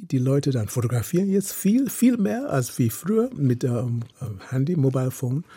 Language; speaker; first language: German; non-native, fluent; Yoruba